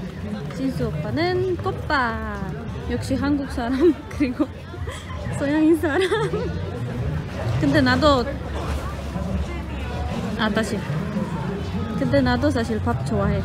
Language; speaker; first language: Korean; non-native, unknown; Polish